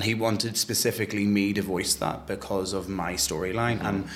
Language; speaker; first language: English; native; English